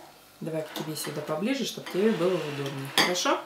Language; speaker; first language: Russian; native; Russian